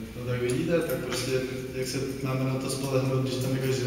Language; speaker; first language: Czech; native; Czech